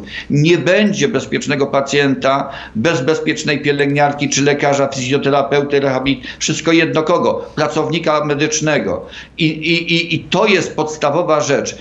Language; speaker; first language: Polish; native; Polish